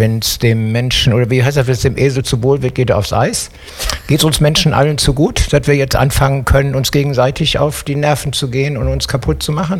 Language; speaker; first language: German; native; German